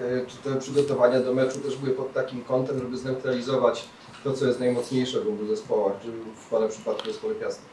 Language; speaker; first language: Polish; native; Polish